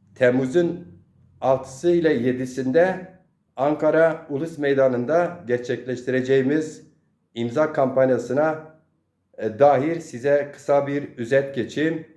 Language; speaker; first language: Turkish; non-native, local second language; Zaza